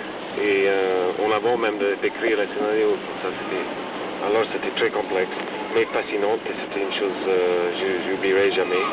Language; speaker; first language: French; non-native, fluent; English